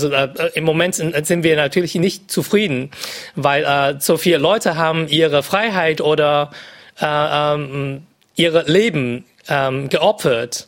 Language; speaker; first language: German; non-native, fluent; Cantonese